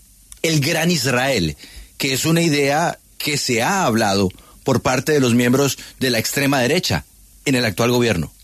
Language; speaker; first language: Spanish; native; Spanish